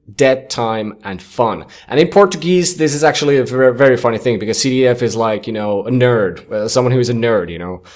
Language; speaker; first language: English; non-native, fluent; Finnish